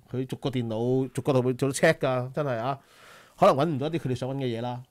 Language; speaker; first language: Cantonese; native; Cantonese